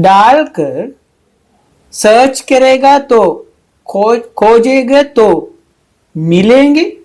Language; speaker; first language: Hindi; non-native, fluent; Sinhala